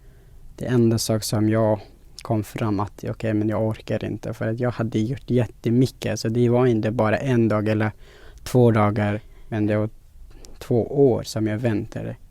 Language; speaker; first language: Swedish; non-native, fluent; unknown